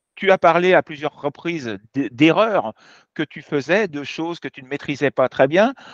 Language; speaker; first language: French; native; French